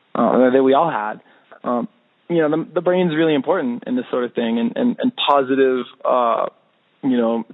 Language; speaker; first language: English; native; English